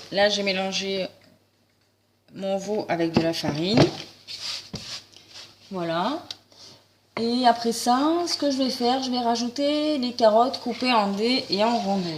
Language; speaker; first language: French; native; French